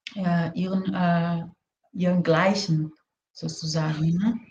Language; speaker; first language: German; non-native, fluent; Portuguese